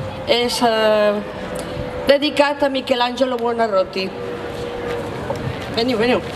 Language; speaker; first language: Catalan; non-native, fluent; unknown